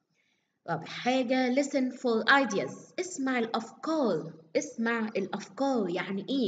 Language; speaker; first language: Arabic; native; Arabic